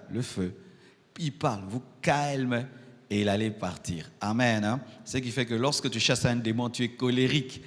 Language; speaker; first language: French; non-native, local second language; Lingala